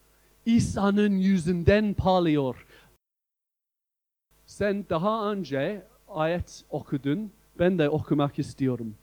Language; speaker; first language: Turkish; non-native, fluent; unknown